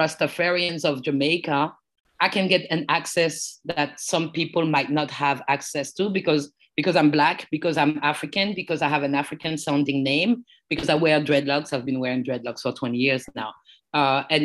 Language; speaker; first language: English; non-native, fluent; French